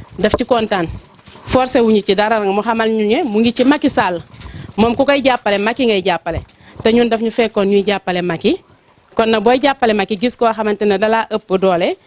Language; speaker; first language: Wolof; non-native, local second language; Fula